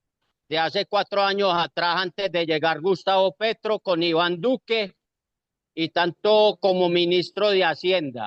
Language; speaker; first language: Spanish; native; Spanish